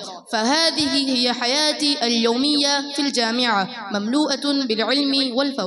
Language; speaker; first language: Arabic; non-native, learner; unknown